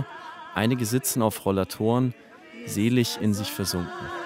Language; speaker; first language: German; native; German